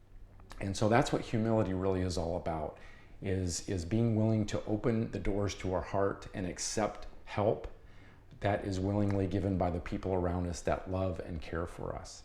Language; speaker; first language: English; native; English